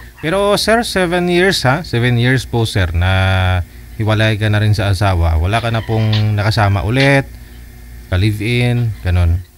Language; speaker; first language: Filipino; native; Filipino